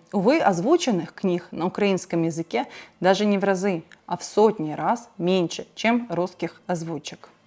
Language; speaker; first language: Ukrainian; non-native, local second language; Russian